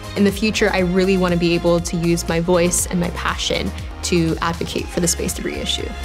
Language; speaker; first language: English; native; English